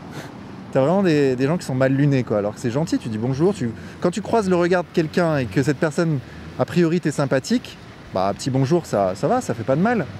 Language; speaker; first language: French; native; French